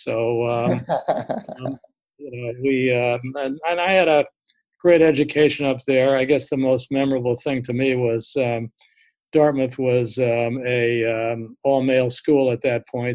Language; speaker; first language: English; native; English